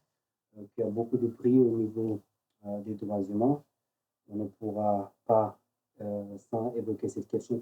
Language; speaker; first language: French; non-native, local second language; Soninke